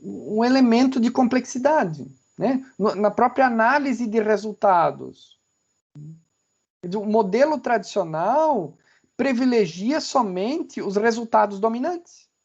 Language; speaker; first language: Portuguese; native; Portuguese